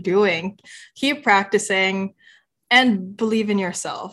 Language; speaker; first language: English; non-native, local second language; Filipino